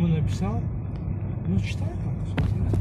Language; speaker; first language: Russian; non-native, learner; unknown